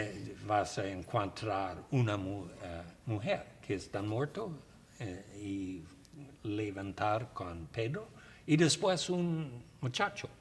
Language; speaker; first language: Spanish; non-native, learner; English